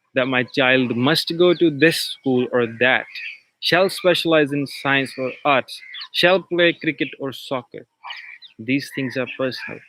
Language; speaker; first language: English; non-native, local second language; Punjabi